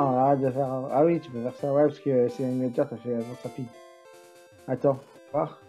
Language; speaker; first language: French; native; French